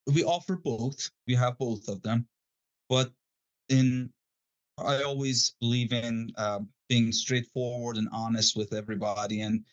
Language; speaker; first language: English; non-native, fluent; Persian